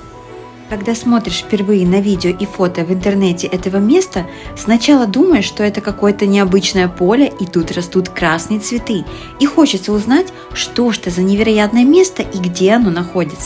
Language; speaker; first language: Russian; native; Russian